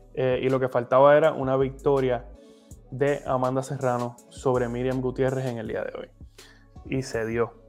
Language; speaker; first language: Spanish; native; Spanish